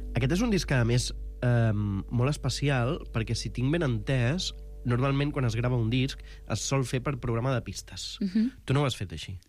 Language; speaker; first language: Catalan; native; Catalan